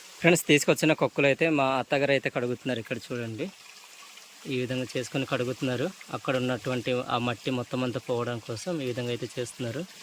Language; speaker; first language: Telugu; non-native, local second language; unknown